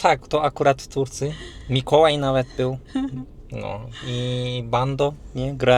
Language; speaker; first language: Polish; non-native, fluent; Turkish